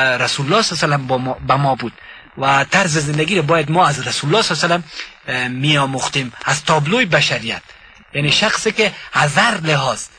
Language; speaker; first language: Persian; native; Persian